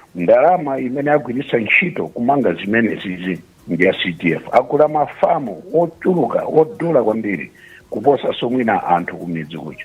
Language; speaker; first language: Nyanja; native; Nyanja